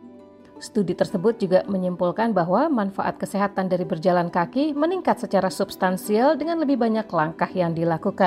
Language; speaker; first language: Indonesian; native; Indonesian